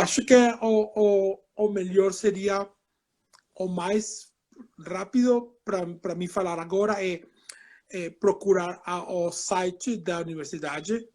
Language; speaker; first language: Portuguese; non-native, fluent; Spanish